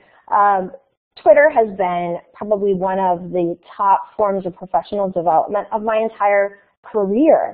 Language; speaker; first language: English; native; English